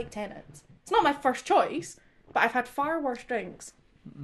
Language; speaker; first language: English; native; English